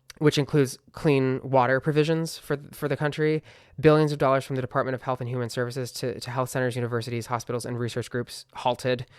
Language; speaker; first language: English; native; English